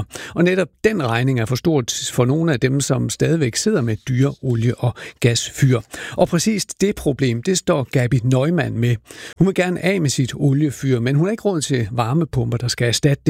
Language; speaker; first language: Danish; native; Danish